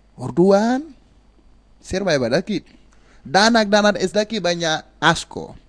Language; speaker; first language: Basque; non-native, learner; Wolof